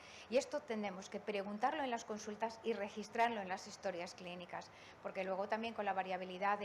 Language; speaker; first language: Spanish; native; Spanish